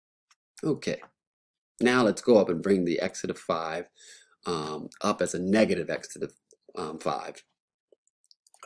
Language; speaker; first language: English; native; English